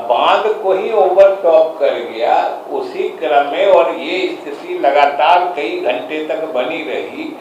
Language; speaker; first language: Hindi; native; Hindi